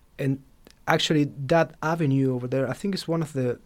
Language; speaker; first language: English; non-native, fluent; Spanish